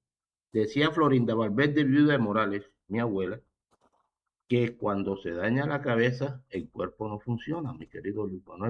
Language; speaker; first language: Spanish; native; Spanish